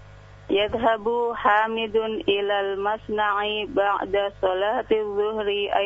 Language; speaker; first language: Arabic; non-native, learner; Indonesian